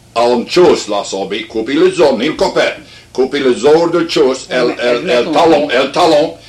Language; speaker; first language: French; early bilingual, heritage; French